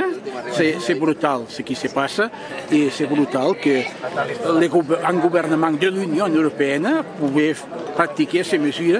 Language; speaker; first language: French; non-native, fluent; Catalan